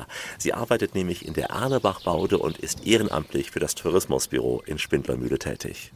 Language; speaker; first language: German; native; German